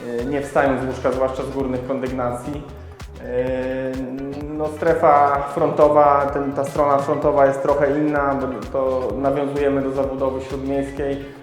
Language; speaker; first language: Polish; native; Polish